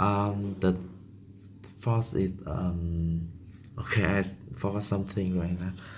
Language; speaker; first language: English; non-native, learner; Vietnamese